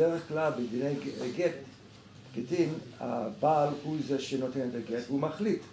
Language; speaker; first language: Hebrew; non-native, fluent; French